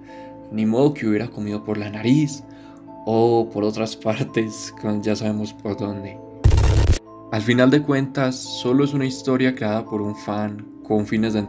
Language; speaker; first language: Spanish; native; Spanish